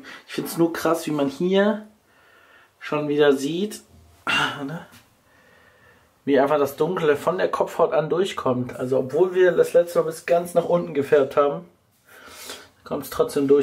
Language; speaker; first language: German; native; German